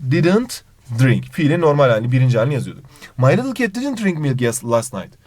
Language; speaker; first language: English; non-native, fluent; Turkish